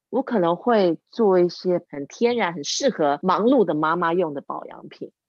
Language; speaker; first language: Chinese; non-native, local second language; English